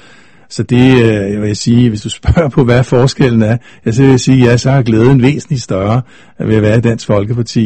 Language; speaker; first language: Danish; native; Danish